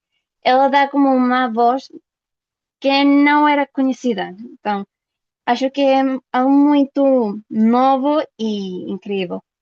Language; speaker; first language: Portuguese; non-native, fluent; Spanish